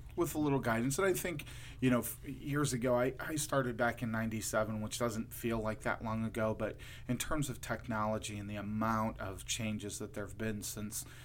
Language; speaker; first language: English; native; English